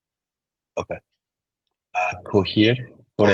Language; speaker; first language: Spanish; non-native, learner; English